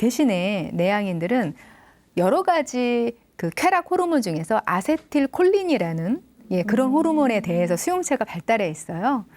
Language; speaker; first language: Korean; native; Korean